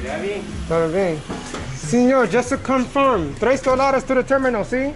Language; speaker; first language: Spanish; non-native, learner; English